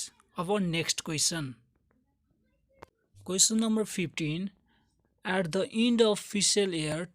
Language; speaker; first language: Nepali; native; Nepali